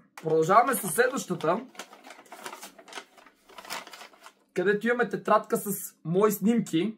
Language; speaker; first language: Bulgarian; native; Bulgarian